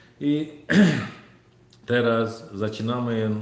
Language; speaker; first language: Polish; non-native, learner; Turkmen